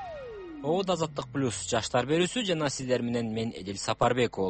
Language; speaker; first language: Kyrgyz; native; Kyrgyz